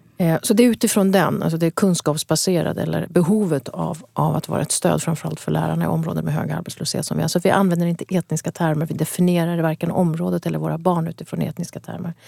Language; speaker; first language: Swedish; early bilingual, other home language; Kurdish